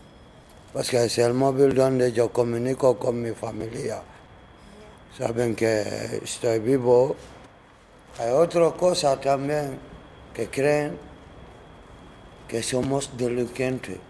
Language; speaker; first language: Spanish; non-native, learner; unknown